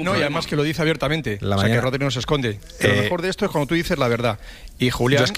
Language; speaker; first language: Spanish; native; Spanish